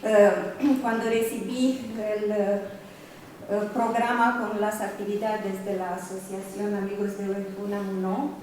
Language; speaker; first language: Spanish; non-native, fluent; Romanian